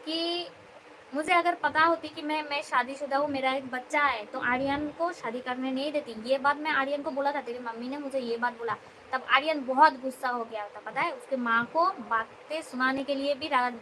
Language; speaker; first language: Hindi; non-native, local second language; Bangla